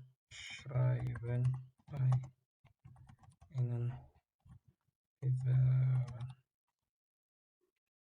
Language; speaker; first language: German; non-native, learner; Tigrinya